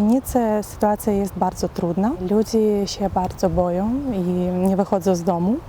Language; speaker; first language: Polish; non-native, fluent; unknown